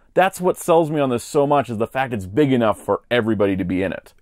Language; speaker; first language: English; native; English